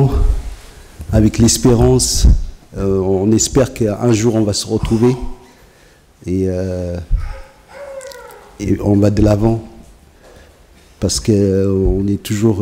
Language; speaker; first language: French; non-native, fluent; Tigrinya